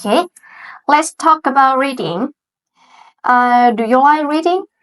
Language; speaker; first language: English; non-native, fluent; Vietnamese